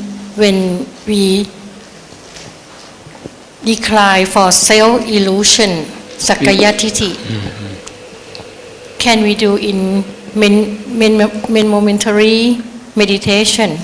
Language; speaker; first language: English; non-native, learner; Thai